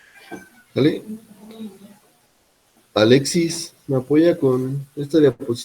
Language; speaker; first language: Spanish; native; Spanish